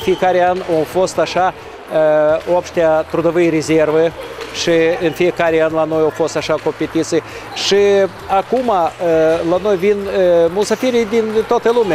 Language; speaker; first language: Romanian; non-native, local second language; Russian